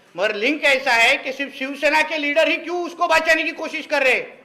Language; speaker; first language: Hindi; non-native, local second language; Marathi